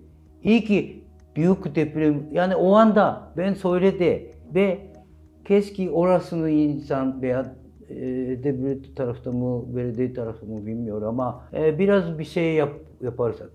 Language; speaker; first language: Turkish; non-native, fluent; Japanese